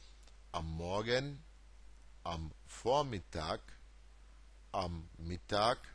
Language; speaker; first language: German; non-native, fluent; Turkish